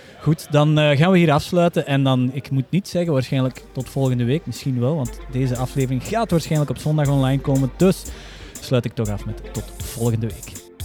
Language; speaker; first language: Dutch; native; Dutch